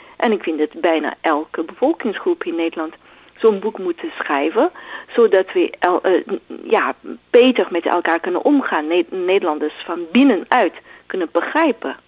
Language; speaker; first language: Dutch; non-native, fluent; Chinese